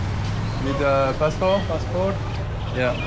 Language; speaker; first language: English; non-native, learner; French